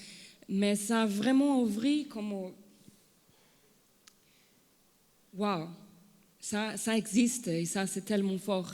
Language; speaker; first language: French; non-native, learner; Portuguese